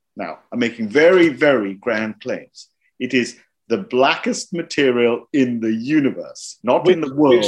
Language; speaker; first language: English; non-native, local second language; Hindi